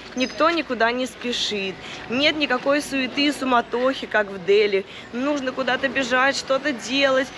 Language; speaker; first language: Russian; native; Russian